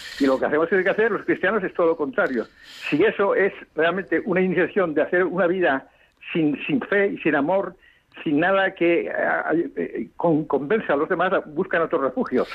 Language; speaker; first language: Spanish; native; Spanish